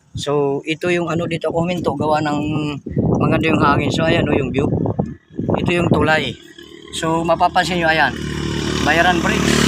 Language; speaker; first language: Filipino; non-native, local second language; Waray